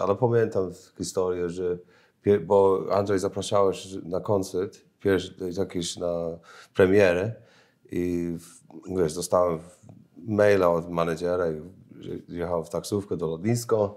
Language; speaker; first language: Polish; non-native, learner; English